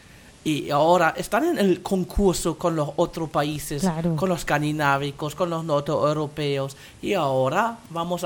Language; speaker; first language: Spanish; non-native, fluent; German